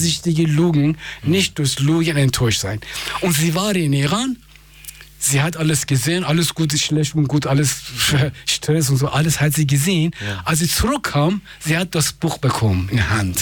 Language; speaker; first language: German; non-native, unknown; Persian